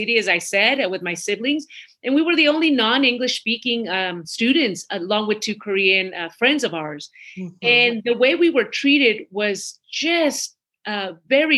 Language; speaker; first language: English; early bilingual, other home language; Spanish